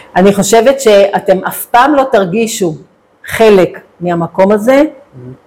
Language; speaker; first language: Hebrew; native; Hebrew